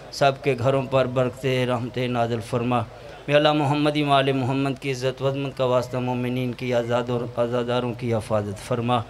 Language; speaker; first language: Urdu; non-native, local second language; Punjabi